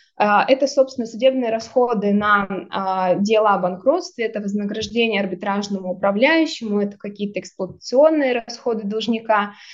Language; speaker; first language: Russian; native; Russian